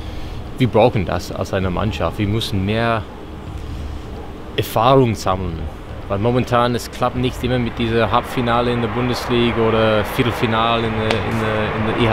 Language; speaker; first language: German; non-native, fluent; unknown